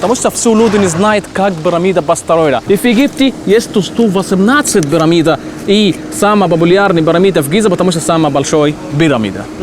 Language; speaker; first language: Russian; non-native, learner; Arabic